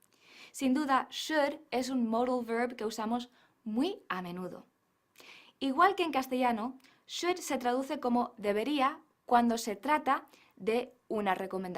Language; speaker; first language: Spanish; non-native, fluent; English